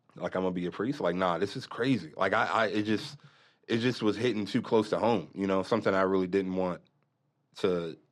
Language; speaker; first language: English; native; English